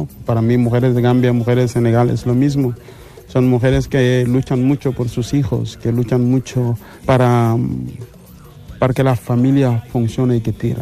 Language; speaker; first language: Spanish; non-native, fluent; Wolof